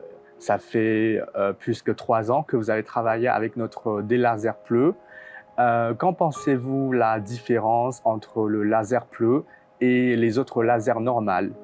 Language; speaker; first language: French; non-native, fluent; Chinese